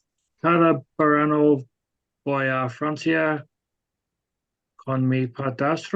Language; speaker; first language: Spanish; non-native, learner; English